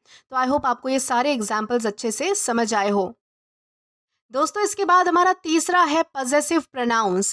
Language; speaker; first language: Hindi; native; Hindi